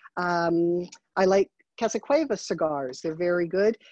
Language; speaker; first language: English; native; English